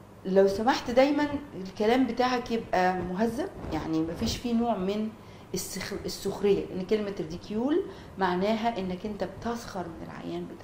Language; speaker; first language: Arabic; native; Arabic